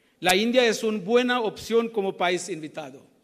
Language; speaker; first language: Spanish; non-native, learner; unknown